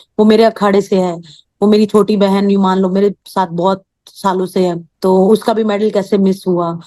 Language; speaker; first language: Hindi; native; Hindi